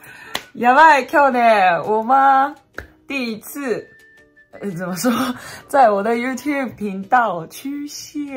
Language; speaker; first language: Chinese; non-native, learner; Japanese